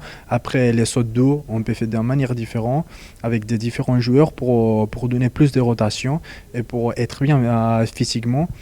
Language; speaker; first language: French; non-native, fluent; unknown